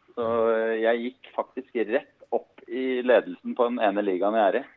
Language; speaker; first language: Norwegian; native; Norwegian